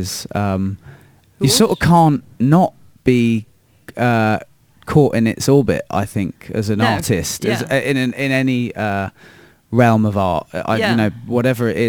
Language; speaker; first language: English; native; English